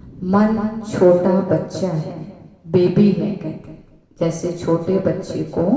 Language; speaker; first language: Hindi; native; Hindi